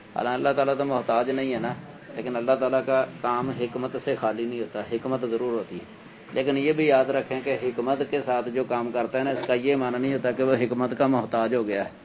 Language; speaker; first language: Urdu; non-native, local second language; Punjabi